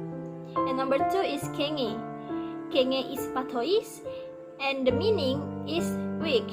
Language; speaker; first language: English; non-native, learner; Indonesian